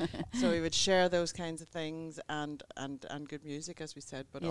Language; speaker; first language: English; native; English